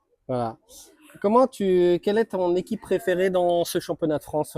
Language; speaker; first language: French; native; French